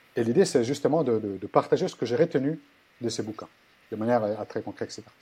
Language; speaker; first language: French; non-native, fluent; Italian